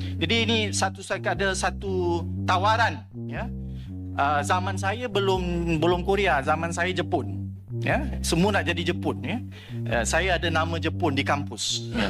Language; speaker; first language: Malay; native; Malay